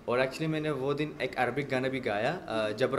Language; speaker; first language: Hindi; non-native, fluent; Arabic